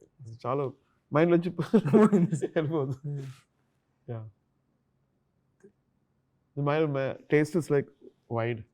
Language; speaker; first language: Telugu; non-native, local second language; Tamil